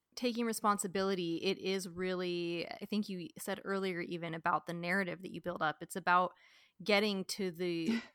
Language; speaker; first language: English; native; English